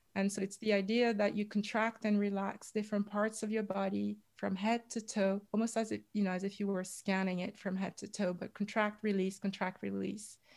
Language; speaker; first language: English; non-native, fluent; French